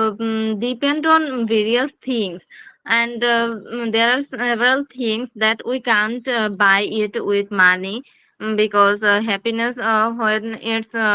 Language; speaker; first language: English; non-native, learner; Bangla